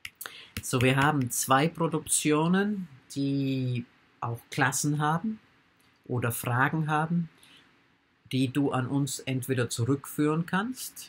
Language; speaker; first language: German; non-native, fluent; English